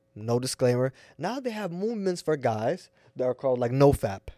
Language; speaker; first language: English; native; English